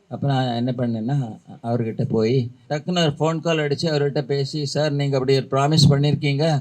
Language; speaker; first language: Tamil; native; Tamil